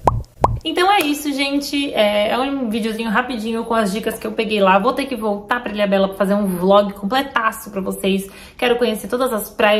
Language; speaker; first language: Portuguese; native; Portuguese